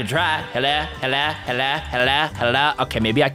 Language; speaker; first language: English; native; English